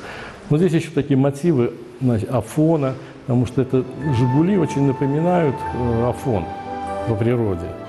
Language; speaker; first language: Russian; native; Russian